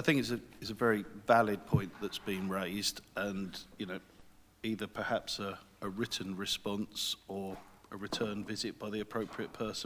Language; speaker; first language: English; native; English